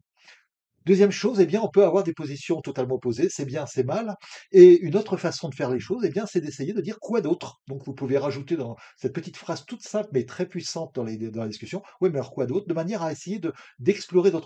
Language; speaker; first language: French; native; French